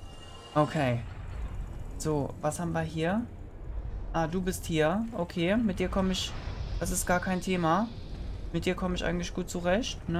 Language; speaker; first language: German; native; German